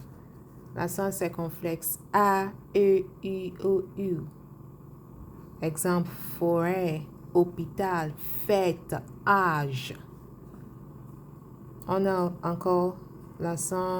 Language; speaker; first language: French; non-native, fluent; English